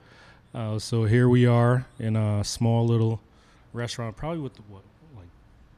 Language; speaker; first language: English; native; English